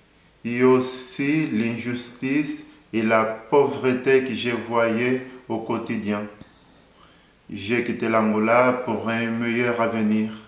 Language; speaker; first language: French; non-native, fluent; Portuguese